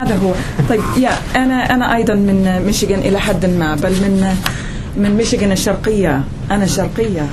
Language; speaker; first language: Arabic; non-native, fluent; English